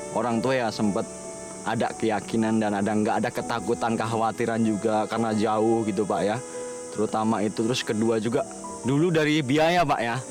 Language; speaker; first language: Indonesian; native; Indonesian